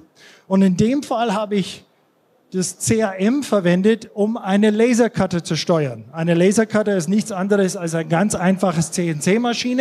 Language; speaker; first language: German; non-native, fluent; English